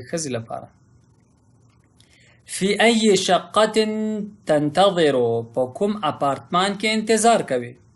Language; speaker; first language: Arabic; non-native, fluent; Pashto